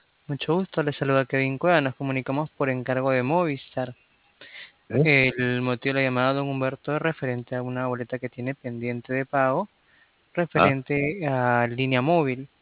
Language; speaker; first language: Spanish; native; Spanish